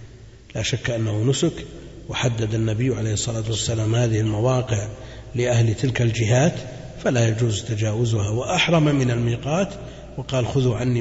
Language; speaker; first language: Arabic; native; Arabic